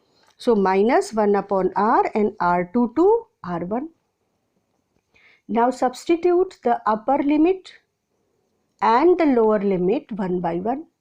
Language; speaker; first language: English; non-native, local second language; Hindi